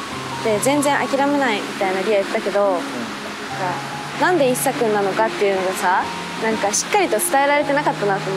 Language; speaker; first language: Japanese; native; Japanese